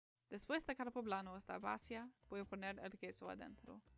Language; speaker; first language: Spanish; non-native, learner; English